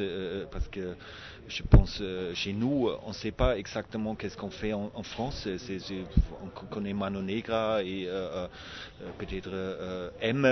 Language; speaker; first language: French; non-native, fluent; German